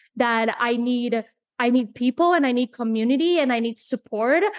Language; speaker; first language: English; non-native, fluent; Portuguese